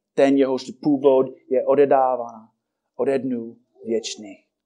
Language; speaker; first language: Czech; non-native, fluent; English